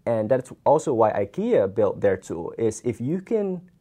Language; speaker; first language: English; non-native, fluent; Dutch